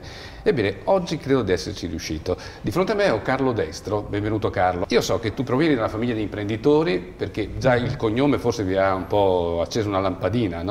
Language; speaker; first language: Italian; native; Italian